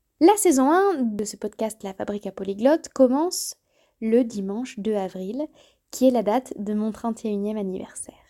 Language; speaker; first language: French; native; French